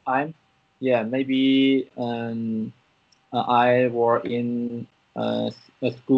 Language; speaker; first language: English; non-native, learner; Chinese